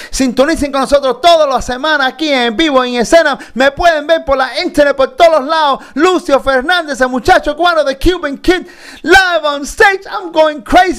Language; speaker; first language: Spanish; early bilingual, heritage; Spanish